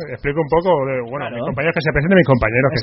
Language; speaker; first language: Spanish; native; Spanish